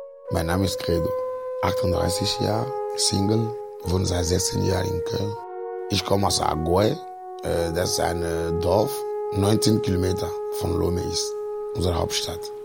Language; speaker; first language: German; non-native, fluent; Ewe